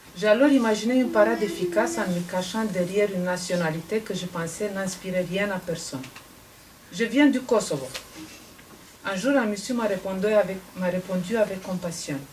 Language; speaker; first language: French; non-native, fluent; Romanian